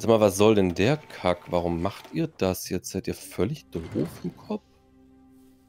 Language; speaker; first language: German; native; German